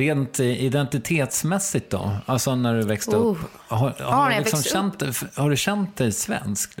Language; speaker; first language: Swedish; native; Swedish